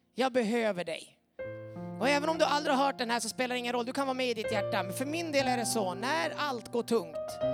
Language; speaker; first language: Swedish; native; Swedish